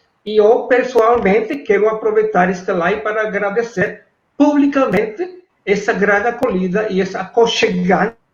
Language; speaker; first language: Portuguese; non-native, fluent; Spanish